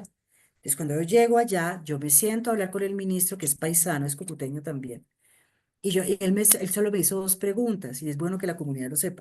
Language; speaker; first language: Spanish; native; Spanish